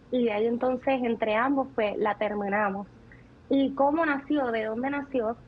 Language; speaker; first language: Spanish; native; Spanish